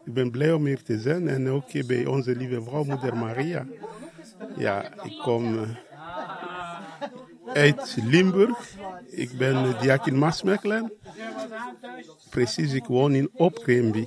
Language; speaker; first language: Dutch; non-native, learner; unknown